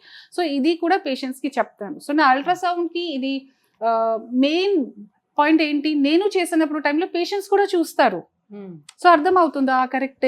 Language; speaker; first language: Telugu; non-native, fluent; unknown